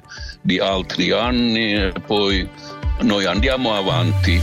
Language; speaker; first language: Italian; non-native, fluent; Finnish